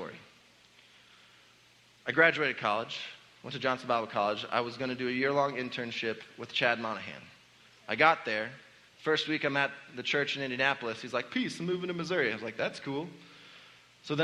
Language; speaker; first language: English; native; English